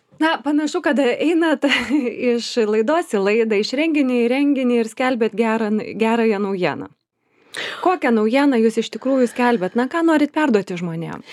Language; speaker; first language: Lithuanian; native; Lithuanian